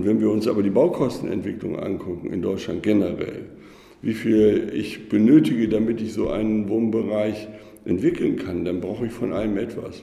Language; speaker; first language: German; native; German